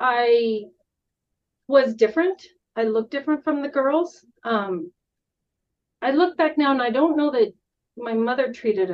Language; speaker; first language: English; native; English